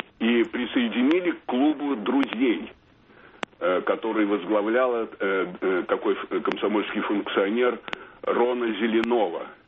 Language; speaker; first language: Russian; native; Russian